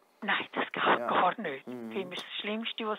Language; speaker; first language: German; native; German